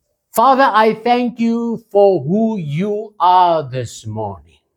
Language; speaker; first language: English; non-native, local second language; Afrikaans